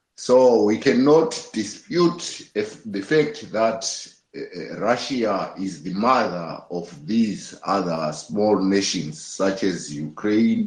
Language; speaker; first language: English; non-native, local second language; North Ndebele